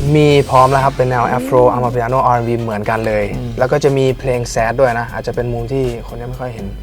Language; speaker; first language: Thai; native; Thai